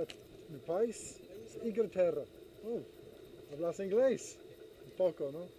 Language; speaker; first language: Spanish; non-native, learner; English